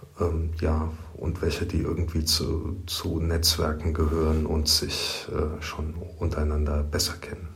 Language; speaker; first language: German; native; German